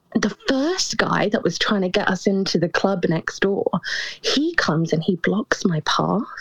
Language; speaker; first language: English; native; English